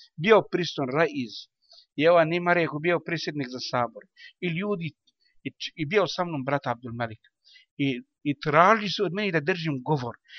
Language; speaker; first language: Bosnian; non-native, learner; Arabic